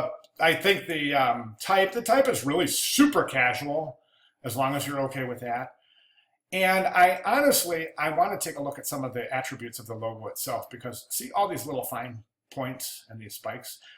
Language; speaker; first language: English; native; English